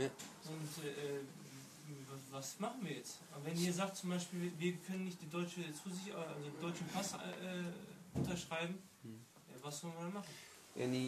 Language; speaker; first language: German; early bilingual, other home language; Turkish